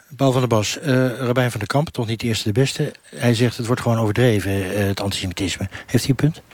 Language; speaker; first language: Dutch; native; Dutch